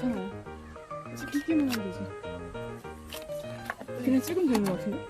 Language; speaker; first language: Korean; native; Korean